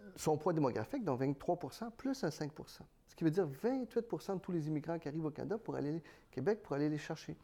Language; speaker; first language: French; early bilingual, other home language; Spanish